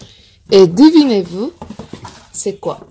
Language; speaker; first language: French; non-native, fluent; Korean